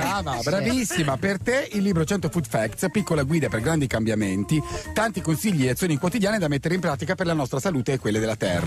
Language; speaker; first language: Italian; native; Italian